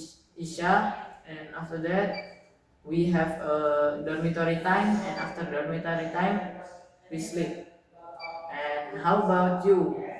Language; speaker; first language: English; non-native, learner; Indonesian